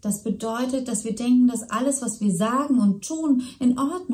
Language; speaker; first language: German; native; German